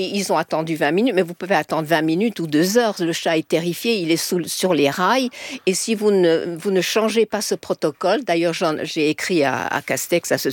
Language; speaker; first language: French; native; French